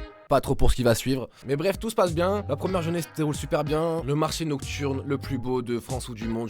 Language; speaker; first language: French; native; French